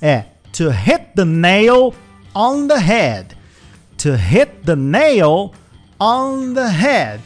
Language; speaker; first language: English; non-native, fluent; Portuguese